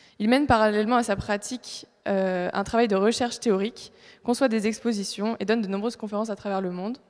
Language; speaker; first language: French; native; French